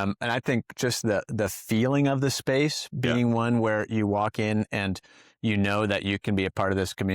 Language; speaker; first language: English; native; English